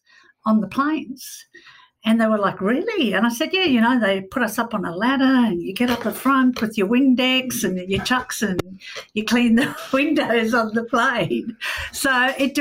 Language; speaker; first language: English; native; English